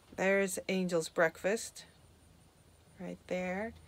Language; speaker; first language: English; native; English